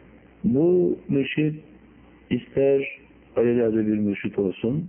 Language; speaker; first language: Turkish; native; Turkish